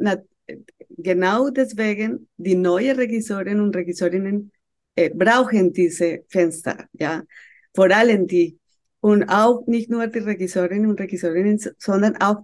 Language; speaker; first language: German; non-native, fluent; Spanish